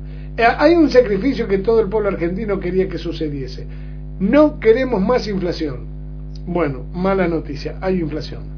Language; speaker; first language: Spanish; native; Spanish